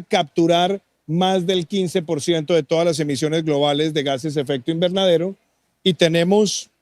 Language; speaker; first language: Spanish; native; Spanish